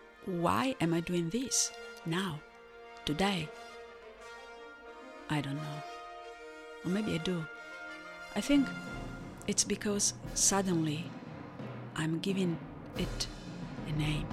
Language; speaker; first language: English; non-native, fluent; Italian